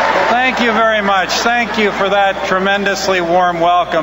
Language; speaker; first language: English; native; English